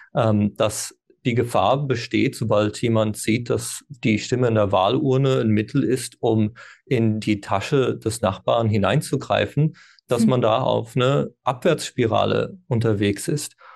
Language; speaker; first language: German; non-native, fluent; English